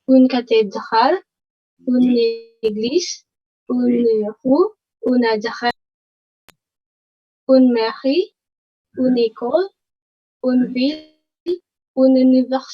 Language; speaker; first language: French; non-native, learner; Indonesian